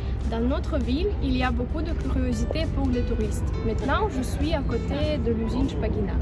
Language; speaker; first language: French; non-native, learner; Russian